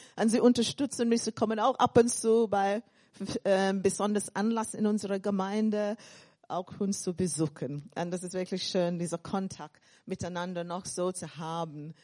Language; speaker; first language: German; non-native, fluent; English